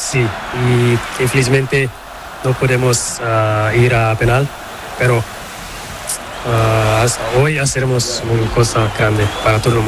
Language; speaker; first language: Spanish; non-native, learner; Portuguese